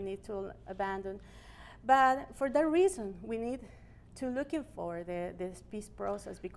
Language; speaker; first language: English; non-native, learner; Spanish